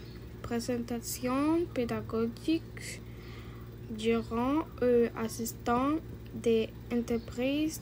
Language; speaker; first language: French; non-native, learner; Spanish